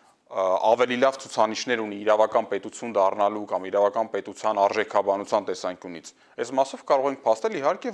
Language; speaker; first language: Armenian; native; Armenian